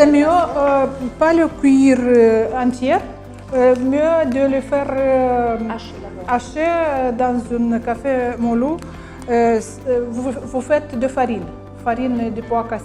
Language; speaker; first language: French; non-native, learner; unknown